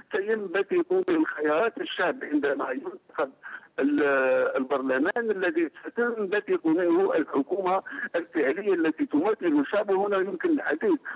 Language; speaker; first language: Arabic; native; Arabic